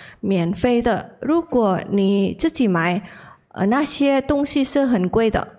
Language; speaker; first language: Chinese; non-native, learner; Indonesian